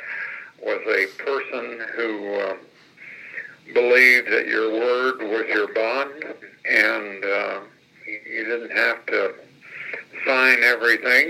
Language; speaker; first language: English; native; English